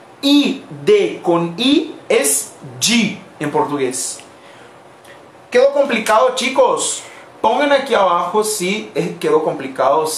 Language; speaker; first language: Spanish; non-native, fluent; Portuguese